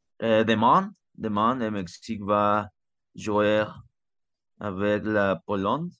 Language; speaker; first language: French; non-native, learner; Spanish